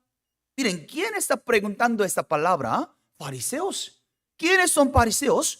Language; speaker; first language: Spanish; non-native, fluent; Korean